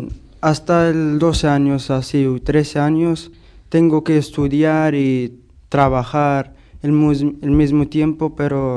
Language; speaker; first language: Spanish; non-native, learner; Arabic